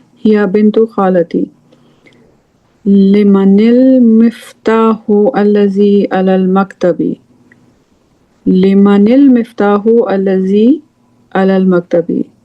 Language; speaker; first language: Arabic; non-native, fluent; English